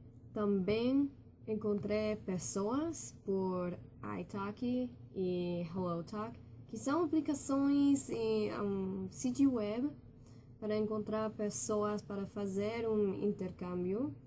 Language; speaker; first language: Portuguese; non-native, learner; English